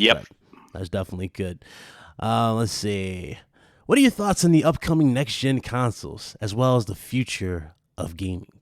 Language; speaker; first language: English; native; English